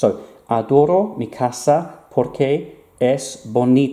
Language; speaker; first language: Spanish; non-native, fluent; English